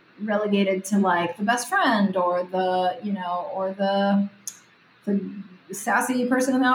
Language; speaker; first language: English; early bilingual, other home language; Spanish